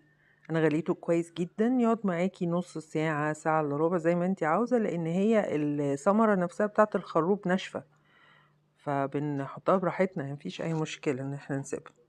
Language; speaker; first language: Arabic; native; Arabic